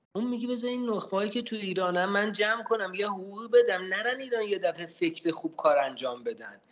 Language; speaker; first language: Persian; native; Persian